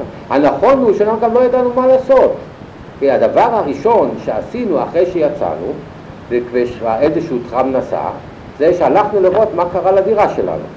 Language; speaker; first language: Hebrew; non-native, fluent; German